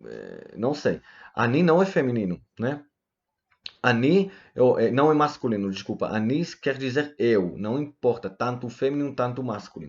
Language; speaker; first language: Portuguese; non-native, fluent; Hebrew